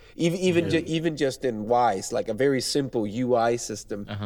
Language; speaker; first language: English; non-native, fluent; Danish